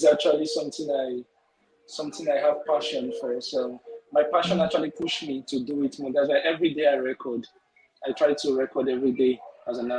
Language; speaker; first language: English; non-native, local second language; Igbo